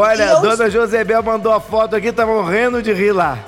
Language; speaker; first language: Portuguese; native; Portuguese